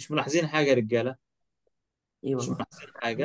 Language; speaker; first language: Arabic; native; Arabic